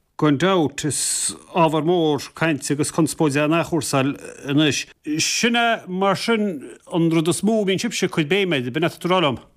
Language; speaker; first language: Irish; native; Irish